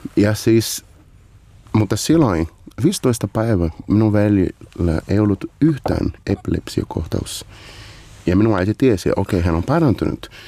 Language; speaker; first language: Finnish; non-native, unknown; Portuguese